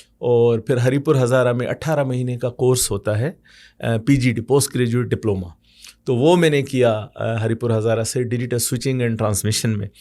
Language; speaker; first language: Urdu; non-native, local second language; Sindhi